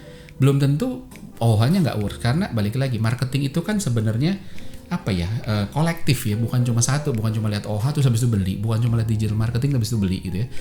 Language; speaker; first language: Indonesian; native; Indonesian